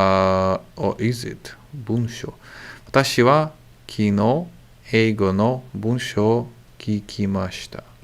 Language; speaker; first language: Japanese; non-native, learner; English